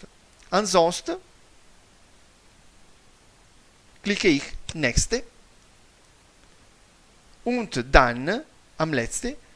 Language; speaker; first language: German; non-native, fluent; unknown